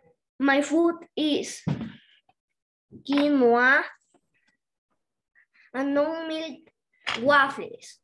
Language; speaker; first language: English; non-native, learner; Spanish